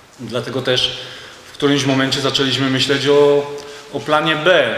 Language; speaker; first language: Polish; native; Polish